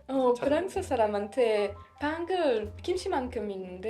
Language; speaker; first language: Korean; non-native, learner; French